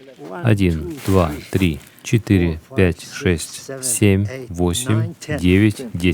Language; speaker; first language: Russian; native; Russian